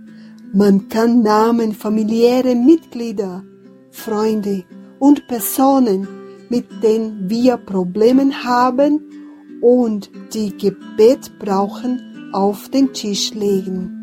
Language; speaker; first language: German; non-native, fluent; Portuguese